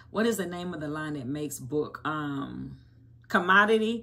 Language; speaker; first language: English; native; English